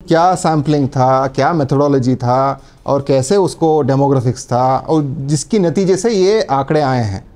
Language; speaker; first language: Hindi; non-native, local second language; Kannada